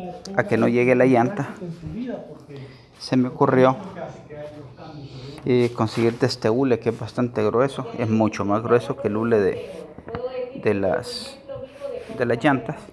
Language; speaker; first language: Spanish; native; Spanish